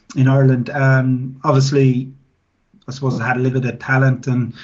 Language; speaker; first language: English; native; English